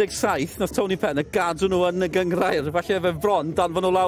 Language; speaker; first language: Welsh; native; Welsh